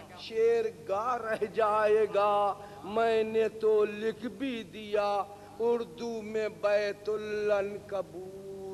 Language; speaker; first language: Urdu; native; Urdu